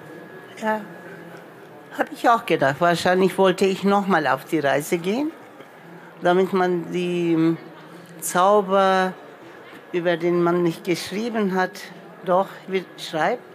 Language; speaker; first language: German; non-native, local second language; Turkish